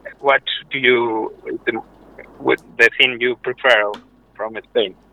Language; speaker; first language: English; non-native, learner; Spanish